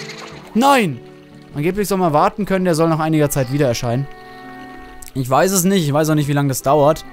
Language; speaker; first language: German; native; German